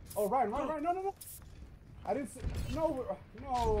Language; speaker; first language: English; native; English